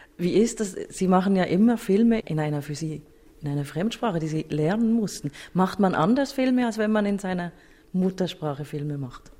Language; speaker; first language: German; native; German